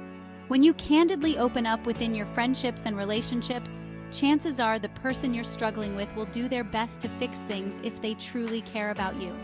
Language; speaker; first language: English; native; English